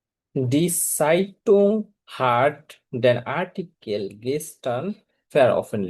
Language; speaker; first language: German; non-native, fluent; Bangla